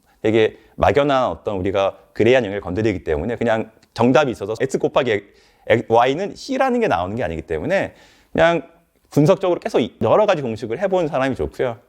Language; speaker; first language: Korean; native; Korean